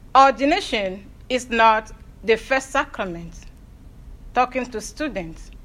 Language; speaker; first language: English; non-native, fluent; Ewe